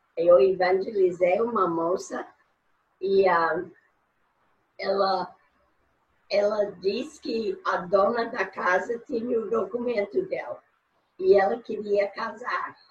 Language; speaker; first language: Portuguese; non-native, fluent; English